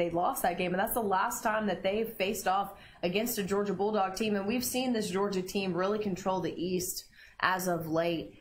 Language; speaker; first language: English; native; English